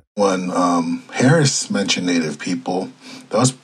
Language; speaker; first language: English; native; English